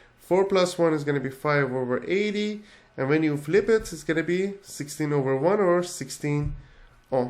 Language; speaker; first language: English; non-native, fluent; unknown